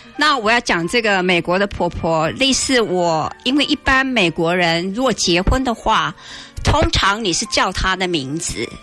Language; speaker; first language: Chinese; native; Chinese